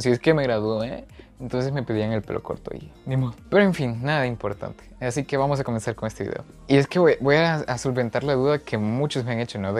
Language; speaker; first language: Spanish; native; Spanish